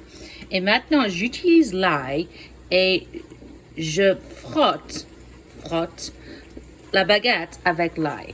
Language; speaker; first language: French; non-native, fluent; English